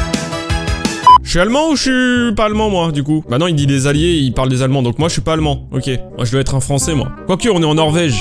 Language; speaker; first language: French; native; French